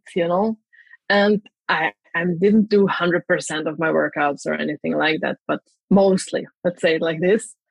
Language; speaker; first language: English; non-native, fluent; German